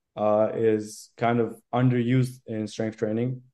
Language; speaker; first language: English; non-native, fluent; German